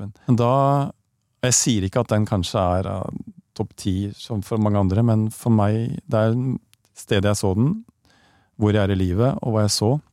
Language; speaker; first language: Norwegian; native; Norwegian